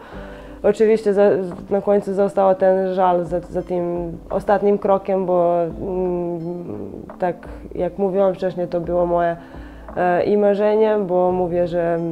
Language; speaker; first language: Polish; non-native, fluent; Serbian